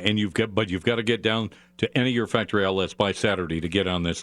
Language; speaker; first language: English; native; English